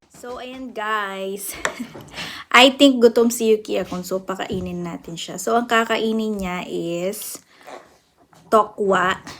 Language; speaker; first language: Filipino; non-native, local second language; Pampanga